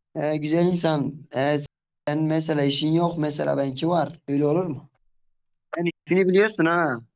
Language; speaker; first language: Turkish; native; Turkish